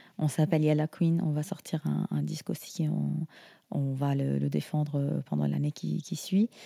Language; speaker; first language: French; non-native, fluent; Arabic